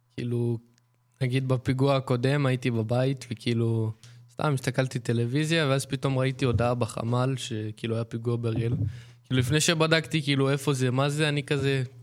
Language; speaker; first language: Hebrew; native; Hebrew